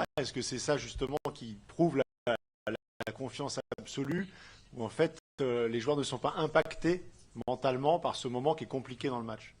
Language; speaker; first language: French; native; French